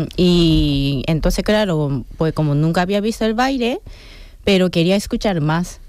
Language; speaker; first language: Spanish; non-native, fluent; Japanese